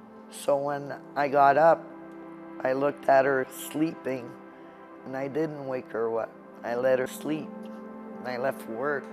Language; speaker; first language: English; non-native, local second language; French